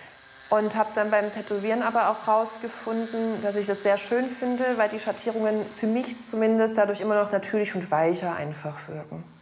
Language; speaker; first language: German; native; German